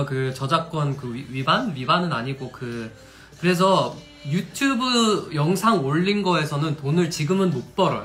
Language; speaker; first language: Korean; non-native, fluent; English